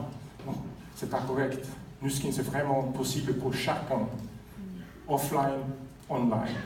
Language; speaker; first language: French; non-native, fluent; Swedish